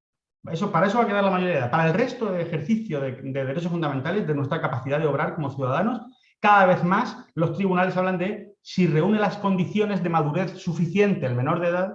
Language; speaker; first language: Spanish; native; Spanish